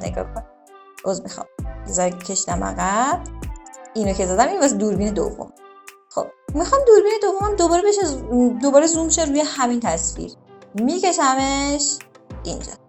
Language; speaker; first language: Persian; native; Persian